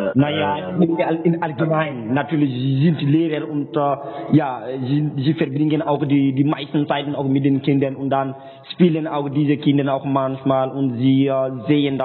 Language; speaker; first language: German; non-native, learner; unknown